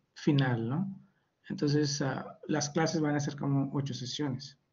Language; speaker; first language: Spanish; non-native, fluent; Hindi